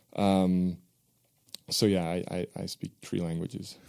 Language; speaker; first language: English; non-native, fluent; Dutch